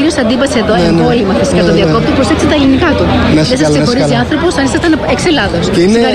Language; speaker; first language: Greek; native; Greek